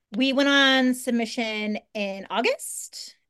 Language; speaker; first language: English; native; English